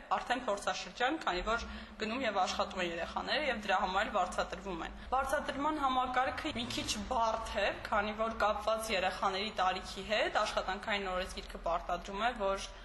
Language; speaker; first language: Armenian; native; Armenian